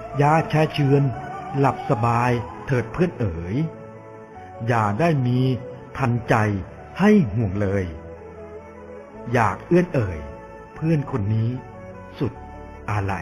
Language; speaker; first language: Thai; native; Thai